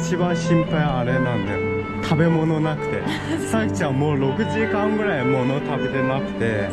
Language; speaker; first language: Japanese; non-native, fluent; Chinese